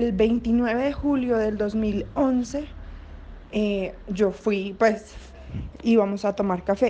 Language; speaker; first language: Spanish; native; Spanish